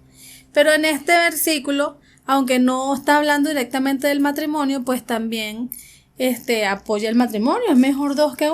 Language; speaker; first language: Spanish; native; Spanish